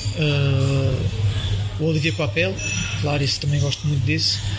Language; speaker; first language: Portuguese; early bilingual, heritage; French